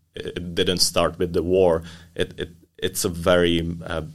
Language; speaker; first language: English; non-native, fluent; Hungarian